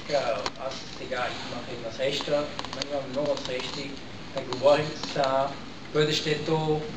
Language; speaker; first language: Bulgarian; non-native, learner; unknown